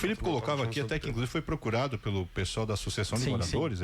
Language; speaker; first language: Portuguese; native; Portuguese